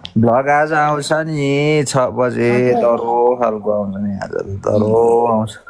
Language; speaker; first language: Nepali; native; Nepali